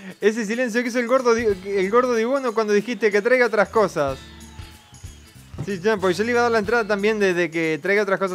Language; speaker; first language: Spanish; native; Spanish